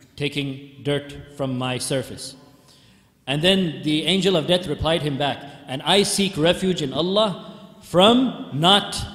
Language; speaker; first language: English; native; English